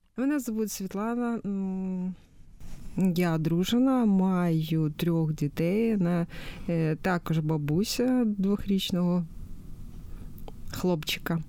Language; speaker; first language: Ukrainian; native; Ukrainian